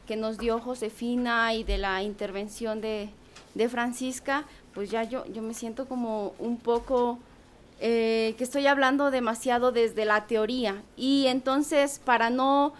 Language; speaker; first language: Spanish; non-native, local second language; Tzeltal